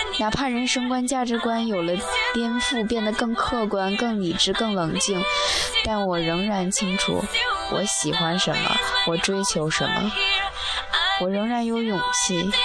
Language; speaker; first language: Chinese; native; Chinese